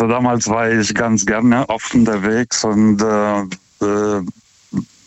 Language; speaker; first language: German; non-native, fluent; Lithuanian